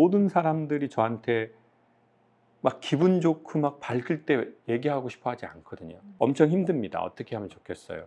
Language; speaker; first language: Korean; native; Korean